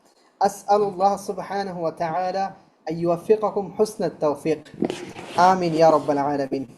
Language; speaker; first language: Arabic; non-native, fluent; Bangla